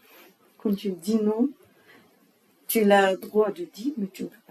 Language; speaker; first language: French; non-native, learner; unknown